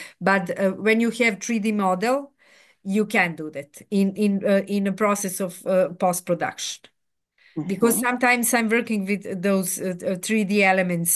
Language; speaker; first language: English; non-native, fluent; Serbian